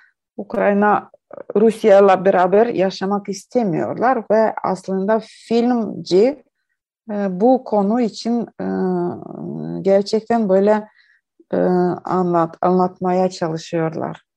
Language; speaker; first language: Turkish; non-native, learner; Ukrainian